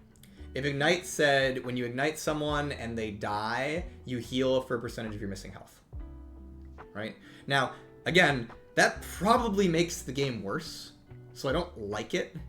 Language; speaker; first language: English; native; English